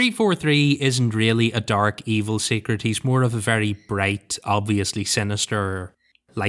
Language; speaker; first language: English; native; English